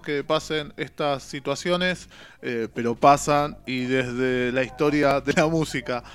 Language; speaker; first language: Spanish; native; Spanish